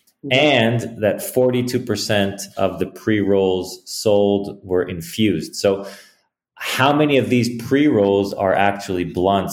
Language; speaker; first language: English; early bilingual, other home language; Hebrew